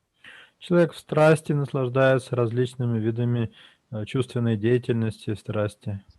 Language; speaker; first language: Russian; native; Russian